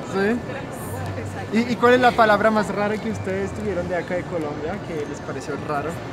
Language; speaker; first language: Spanish; non-native, fluent; French